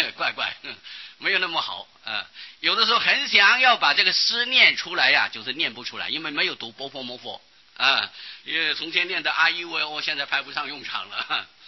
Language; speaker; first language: Chinese; non-native, local second language; Hakka Chinese